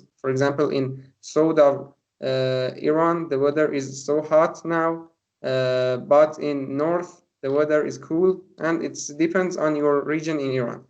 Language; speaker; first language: English; non-native, learner; Persian